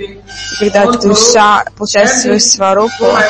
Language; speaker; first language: Russian; non-native, fluent; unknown